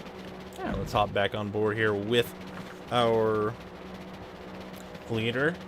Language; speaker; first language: English; native; English